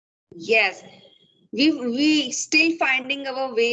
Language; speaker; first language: English; non-native, fluent; Hindi